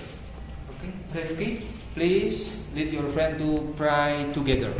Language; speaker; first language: English; non-native, learner; Indonesian